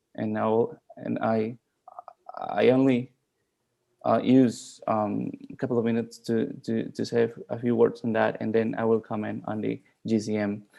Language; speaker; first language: English; non-native, fluent; Spanish